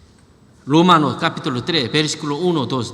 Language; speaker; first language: Spanish; non-native, learner; Korean